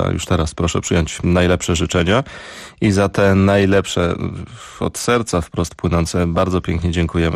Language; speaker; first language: Polish; native; Polish